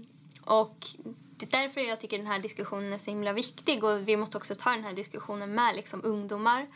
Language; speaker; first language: Swedish; native; Swedish